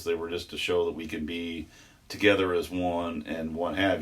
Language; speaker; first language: English; native; English